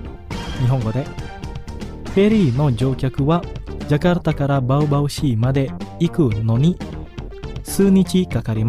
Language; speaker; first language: Japanese; non-native, fluent; Indonesian